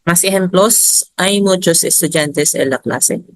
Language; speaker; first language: Spanish; non-native, learner; Filipino